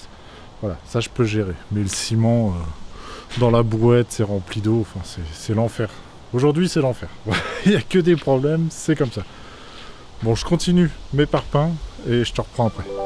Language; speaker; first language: French; native; French